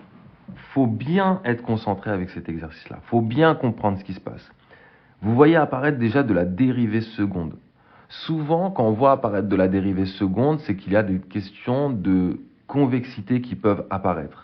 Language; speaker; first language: French; native; French